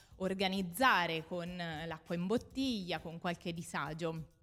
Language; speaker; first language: Italian; native; Italian